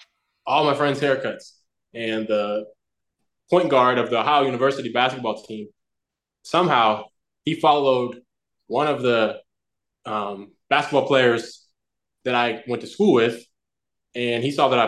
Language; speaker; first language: English; native; English